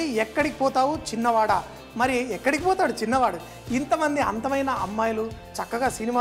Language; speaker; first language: Telugu; native; Telugu